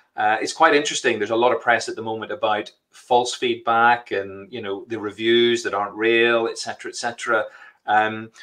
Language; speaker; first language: English; native; English